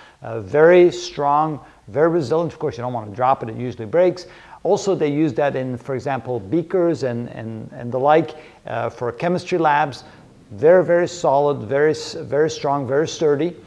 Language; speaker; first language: English; non-native, fluent; Dutch